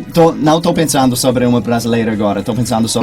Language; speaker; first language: Portuguese; non-native, fluent; English